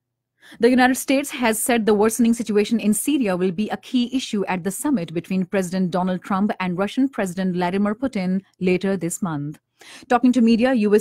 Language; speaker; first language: English; non-native, local second language; Urdu